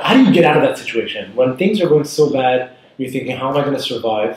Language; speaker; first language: English; native; English